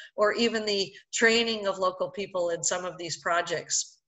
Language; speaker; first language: English; native; English